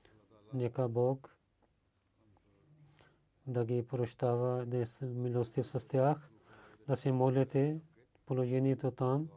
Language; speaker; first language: Bulgarian; non-native, learner; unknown